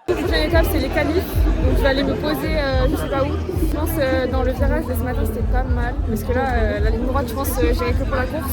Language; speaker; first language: French; native; French